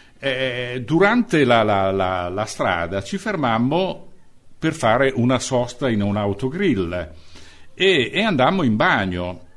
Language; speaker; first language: Italian; native; Italian